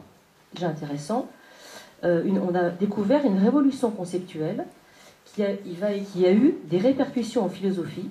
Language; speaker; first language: French; native; French